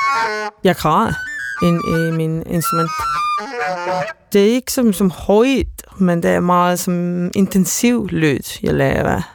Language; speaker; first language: Danish; non-native, fluent; Estonian